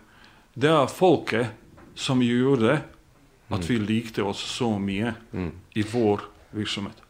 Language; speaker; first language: Norwegian; non-native, fluent; Bosnian